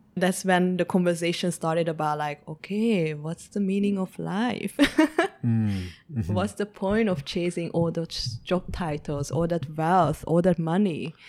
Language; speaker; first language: English; early bilingual, heritage; Hungarian